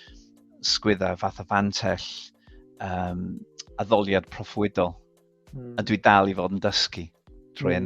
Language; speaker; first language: Welsh; non-native, fluent; English